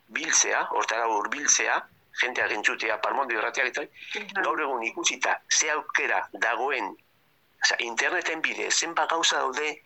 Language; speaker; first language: Basque; native; Basque